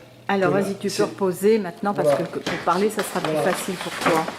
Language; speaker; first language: French; native; French